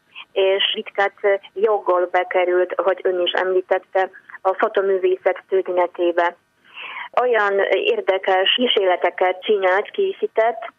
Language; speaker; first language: Hungarian; non-native, fluent; Polish